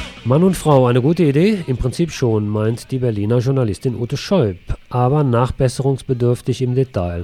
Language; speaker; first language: German; native; German